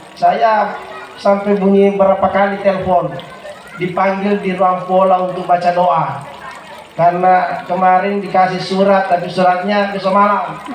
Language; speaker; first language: Indonesian; native; Indonesian